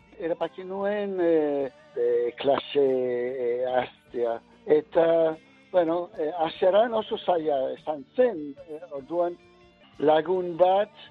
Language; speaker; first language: Basque; non-native, learner; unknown